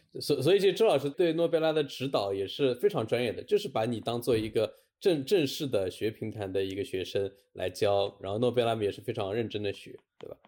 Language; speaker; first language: Chinese; native; Chinese